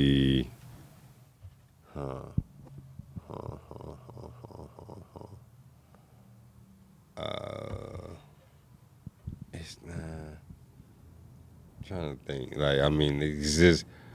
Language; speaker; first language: English; native; English